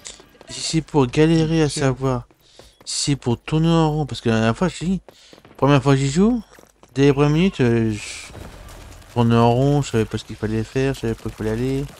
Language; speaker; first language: French; native; French